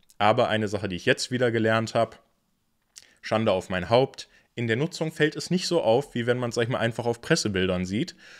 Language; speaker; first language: German; native; German